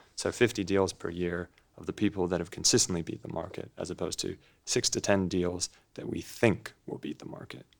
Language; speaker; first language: English; native; English